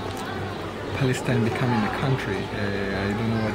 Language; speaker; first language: English; non-native, fluent; Hebrew